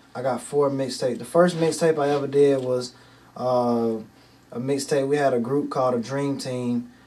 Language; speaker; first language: English; native; English